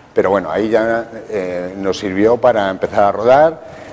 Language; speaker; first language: Spanish; native; Spanish